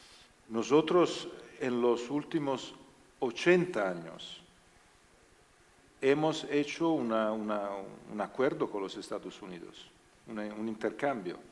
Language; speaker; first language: Spanish; non-native, learner; Italian